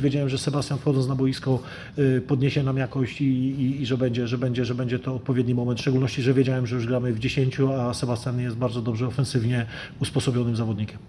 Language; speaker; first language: Polish; native; Polish